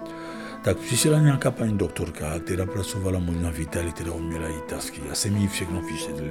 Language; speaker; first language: Czech; non-native, fluent; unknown